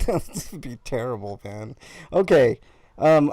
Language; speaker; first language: English; native; English